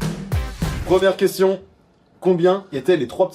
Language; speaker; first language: French; native; French